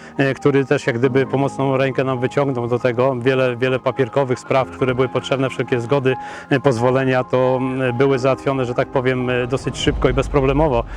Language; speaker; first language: Polish; native; Polish